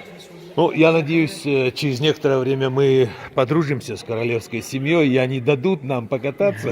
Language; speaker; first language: Russian; native; Russian